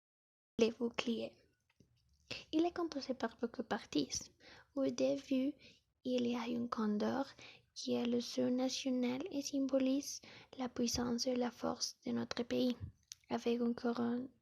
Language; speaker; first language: French; non-native, learner; Spanish